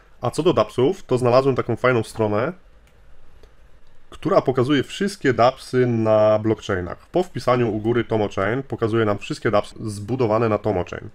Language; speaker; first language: Polish; native; Polish